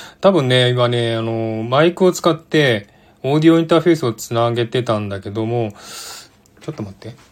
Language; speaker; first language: Japanese; native; Japanese